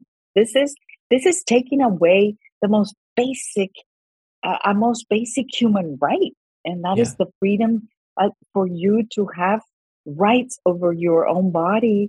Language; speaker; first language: English; non-native, fluent; Spanish